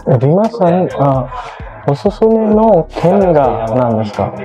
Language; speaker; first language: Japanese; non-native, learner; Telugu